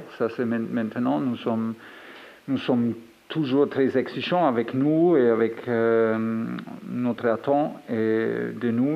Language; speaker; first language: French; non-native, fluent; German